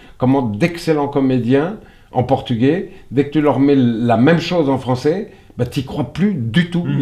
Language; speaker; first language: French; early bilingual, other home language; Portuguese